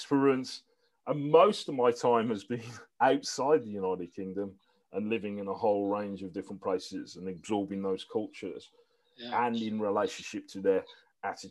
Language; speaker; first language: English; native; English